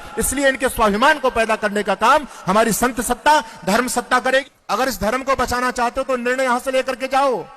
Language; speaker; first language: Hindi; non-native, local second language; Marathi